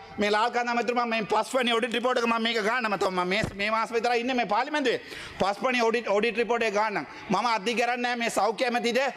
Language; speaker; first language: Sinhala; non-native, local second language; Tamil